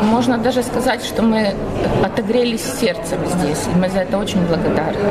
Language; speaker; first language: Russian; native; Russian